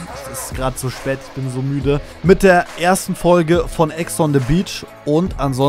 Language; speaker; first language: German; native; German